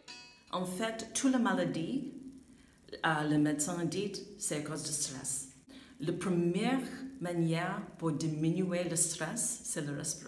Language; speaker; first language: French; non-native, fluent; English